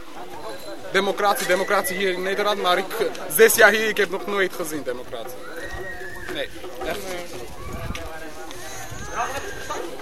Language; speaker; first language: Dutch; non-native, learner; Armenian